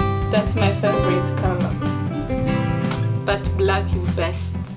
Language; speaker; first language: English; non-native, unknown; Rundi